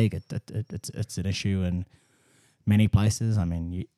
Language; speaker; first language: English; native; English